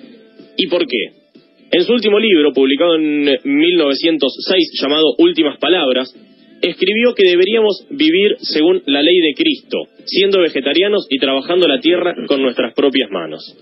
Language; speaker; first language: Spanish; native; Spanish